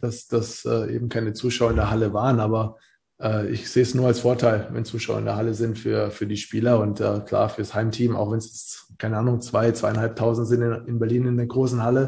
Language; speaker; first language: German; native; German